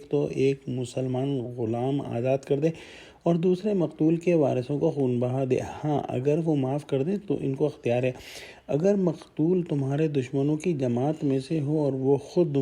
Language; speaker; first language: Urdu; native; Urdu